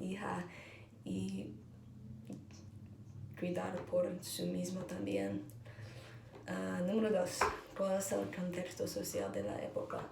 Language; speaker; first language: Spanish; non-native, learner; English